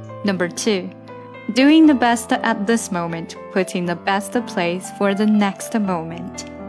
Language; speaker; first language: English; non-native, fluent; Chinese